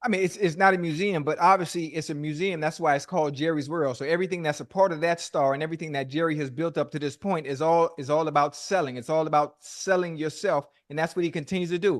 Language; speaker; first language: English; native; English